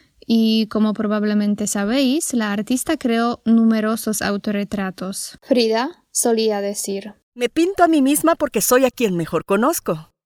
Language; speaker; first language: Spanish; non-native, fluent; Polish